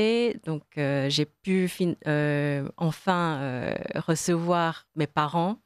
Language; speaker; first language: French; non-native, fluent; Korean